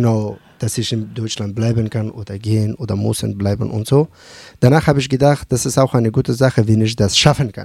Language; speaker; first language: German; non-native, learner; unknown